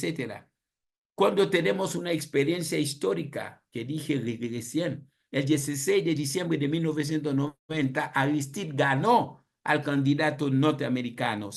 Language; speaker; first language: Spanish; non-native, fluent; Haitian Creole